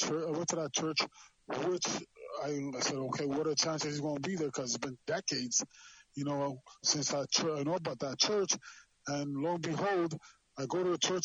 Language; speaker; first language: English; native; English